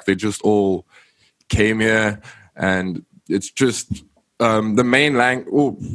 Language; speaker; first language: English; non-native, local second language; Afrikaans